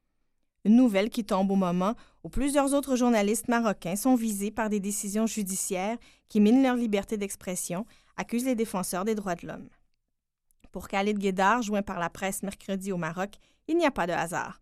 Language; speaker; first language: French; native; French